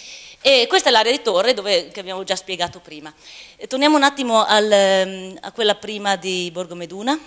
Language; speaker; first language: Italian; native; Italian